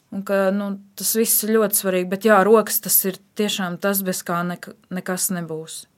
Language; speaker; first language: Latvian; native; Latvian